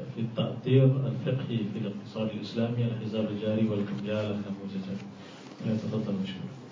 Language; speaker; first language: Arabic; non-native, fluent; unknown